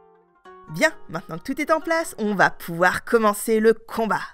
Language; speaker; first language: French; native; French